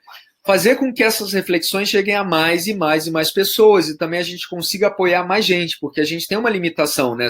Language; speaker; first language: Portuguese; native; Portuguese